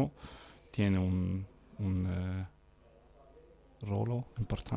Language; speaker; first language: Spanish; non-native, fluent; Danish